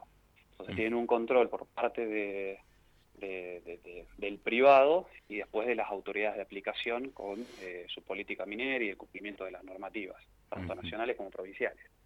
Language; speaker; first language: Spanish; native; Spanish